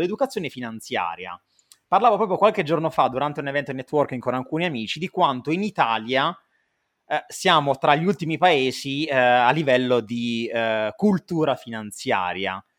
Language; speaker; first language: Italian; native; Italian